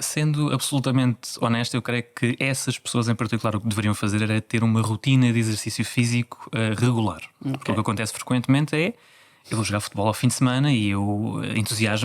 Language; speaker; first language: Portuguese; native; Portuguese